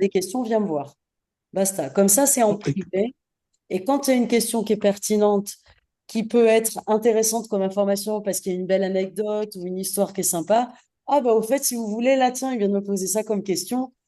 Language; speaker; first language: French; native; French